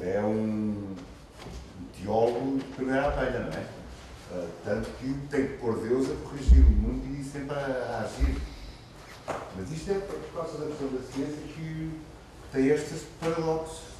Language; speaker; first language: Portuguese; native; Portuguese